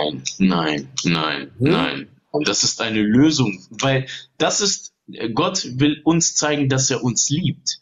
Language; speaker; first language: German; native; German